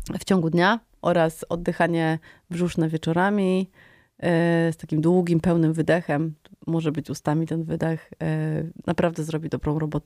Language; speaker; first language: Polish; native; Polish